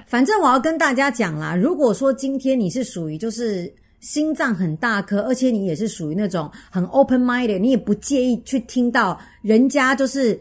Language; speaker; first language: Chinese; native; Chinese